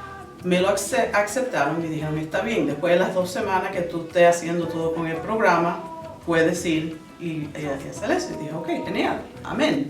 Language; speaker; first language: Spanish; early bilingual, other home language; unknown